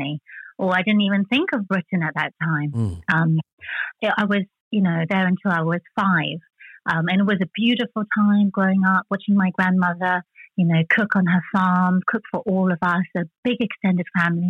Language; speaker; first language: English; early bilingual, other home language; Chinese